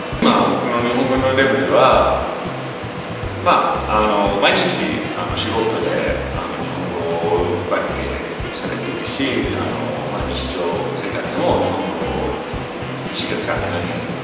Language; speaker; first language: Japanese; non-native, fluent; English